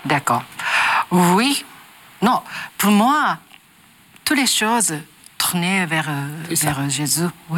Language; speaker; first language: French; non-native, learner; Japanese